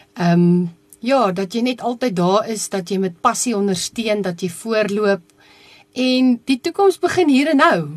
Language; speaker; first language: Afrikaans; native; Afrikaans